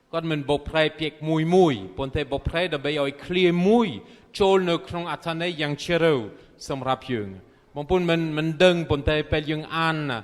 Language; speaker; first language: Khmer; non-native, fluent; French